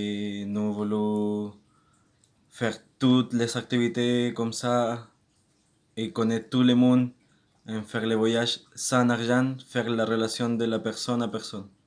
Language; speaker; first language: French; non-native, learner; Spanish